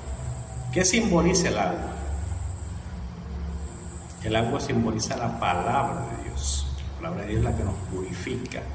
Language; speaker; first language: Spanish; native; Spanish